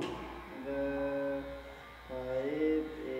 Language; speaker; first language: English; non-native, learner; Nepali